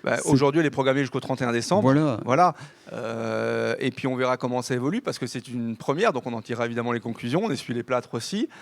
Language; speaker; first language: French; native; French